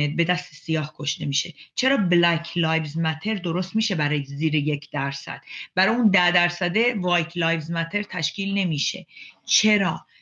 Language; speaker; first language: Persian; native; Persian